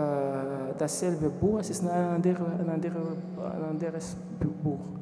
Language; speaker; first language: German; non-native, learner; French